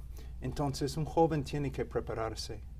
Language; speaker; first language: Spanish; non-native, fluent; English